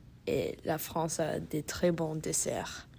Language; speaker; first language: French; early bilingual, heritage; French